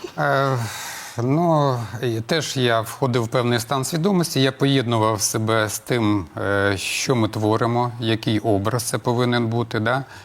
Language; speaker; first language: Ukrainian; non-native, local second language; Russian